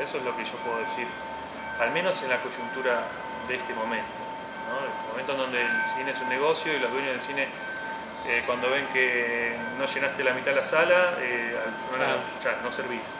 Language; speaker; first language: Spanish; native; Spanish